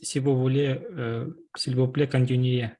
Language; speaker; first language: French; non-native, learner; Russian